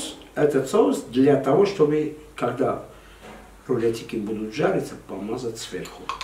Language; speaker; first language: Russian; non-native, fluent; Armenian